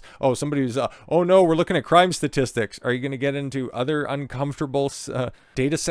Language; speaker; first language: English; native; English